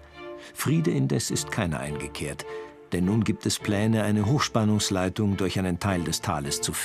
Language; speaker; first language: German; native; German